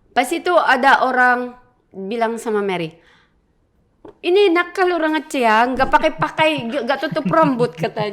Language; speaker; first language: Indonesian; non-native, learner; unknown